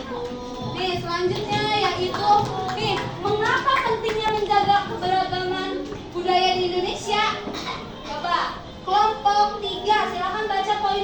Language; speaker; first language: Indonesian; native; Indonesian